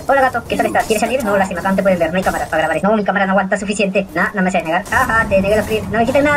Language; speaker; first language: Spanish; native; Spanish